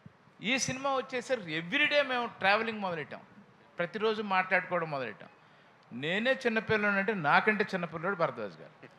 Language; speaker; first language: Telugu; native; Telugu